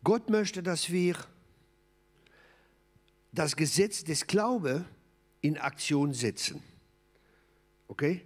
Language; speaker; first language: German; non-native, fluent; French